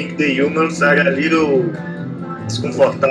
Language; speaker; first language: English; non-native, learner; Portuguese